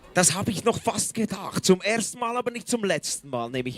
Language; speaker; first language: German; native; German